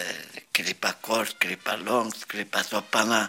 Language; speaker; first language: Swedish; non-native, learner; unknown